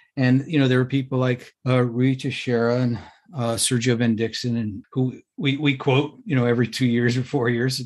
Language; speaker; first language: English; native; English